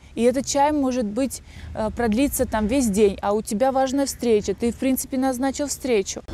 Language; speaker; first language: Russian; native; Russian